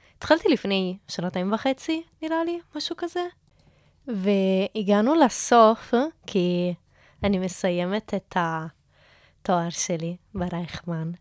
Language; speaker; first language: Hebrew; non-native, fluent; Italian